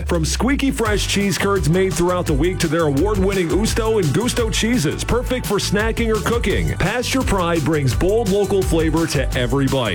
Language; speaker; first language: English; native; English